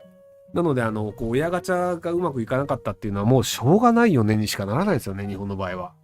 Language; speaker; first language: Japanese; native; Japanese